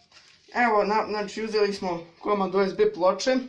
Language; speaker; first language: Serbian; native; Serbian